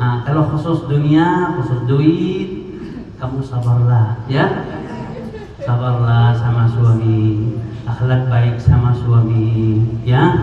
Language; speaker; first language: Indonesian; non-native, learner; Arabic